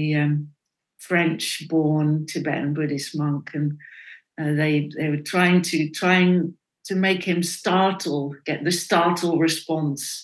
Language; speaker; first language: English; non-native, fluent; Dutch